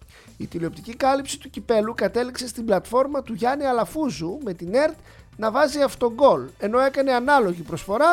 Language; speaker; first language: Greek; native; Greek